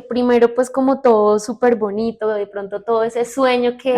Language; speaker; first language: Spanish; native; Spanish